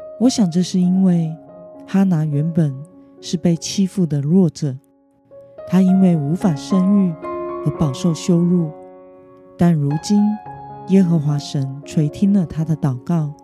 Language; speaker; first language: Chinese; native; Chinese